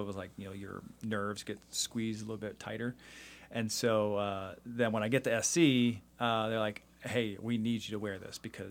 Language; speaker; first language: English; native; English